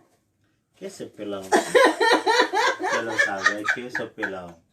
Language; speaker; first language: Spanish; non-native, learner; Haitian Creole